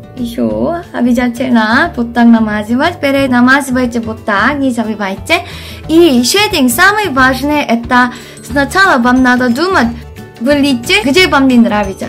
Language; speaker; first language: Russian; non-native, fluent; Korean